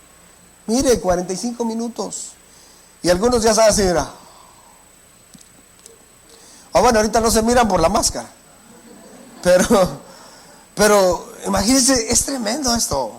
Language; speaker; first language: Spanish; native; Spanish